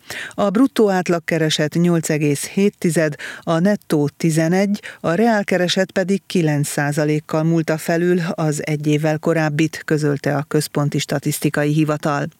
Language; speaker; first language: Hungarian; native; Hungarian